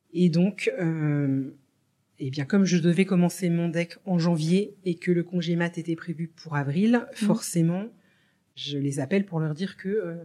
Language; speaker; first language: French; native; French